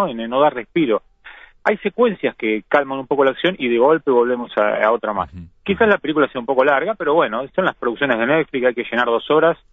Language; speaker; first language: Spanish; native; Spanish